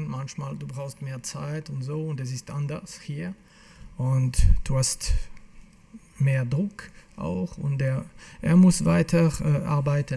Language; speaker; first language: German; non-native, fluent; French